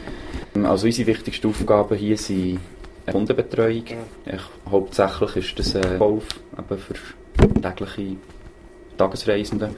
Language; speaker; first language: German; native; German